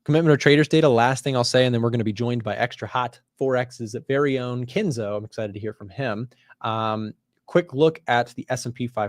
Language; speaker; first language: English; native; English